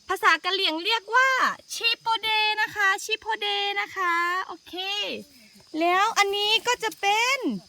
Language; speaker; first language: Thai; non-native, local second language; S'gaw Karen